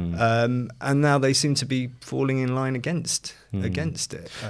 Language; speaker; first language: English; native; English